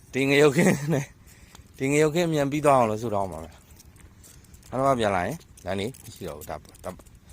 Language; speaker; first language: Burmese; native; Burmese